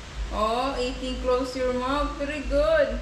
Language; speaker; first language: English; non-native, local second language; Cebuano